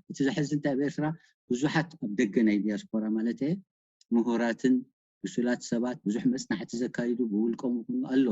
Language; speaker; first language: Tigrinya; native; Tigrinya